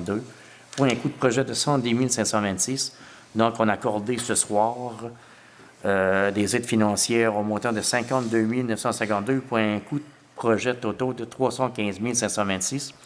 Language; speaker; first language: French; native; French